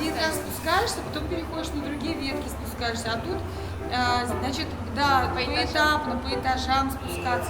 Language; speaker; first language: Russian; native; Russian